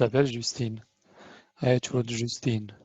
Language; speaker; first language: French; non-native, fluent; Albanian